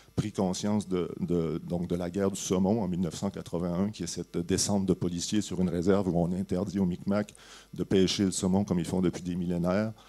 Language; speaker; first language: French; native; French